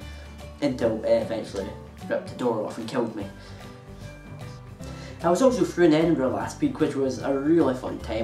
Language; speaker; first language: English; native; English